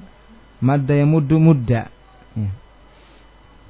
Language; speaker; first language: Arabic; non-native, fluent; Indonesian